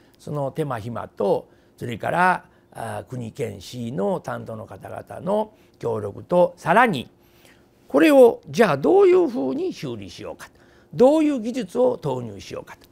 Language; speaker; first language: Japanese; native; Japanese